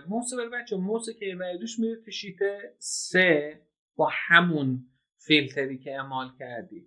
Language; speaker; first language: Persian; native; Persian